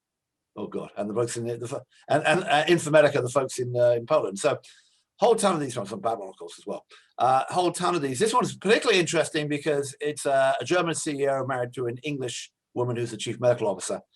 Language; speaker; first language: English; native; English